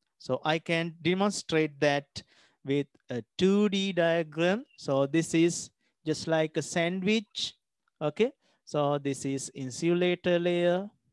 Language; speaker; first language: English; non-native, local second language; Sinhala